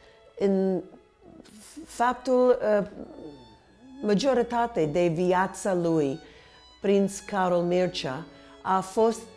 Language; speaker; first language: Romanian; early bilingual, heritage; Romanian